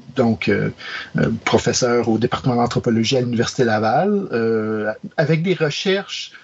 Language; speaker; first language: French; native; French